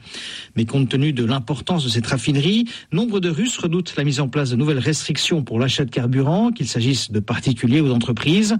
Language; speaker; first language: French; native; French